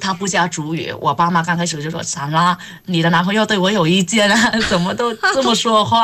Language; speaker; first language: Chinese; non-native, fluent; Vietnamese